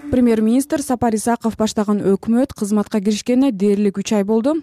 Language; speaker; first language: Kyrgyz; native; Kyrgyz